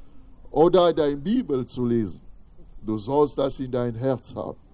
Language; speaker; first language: German; non-native, fluent; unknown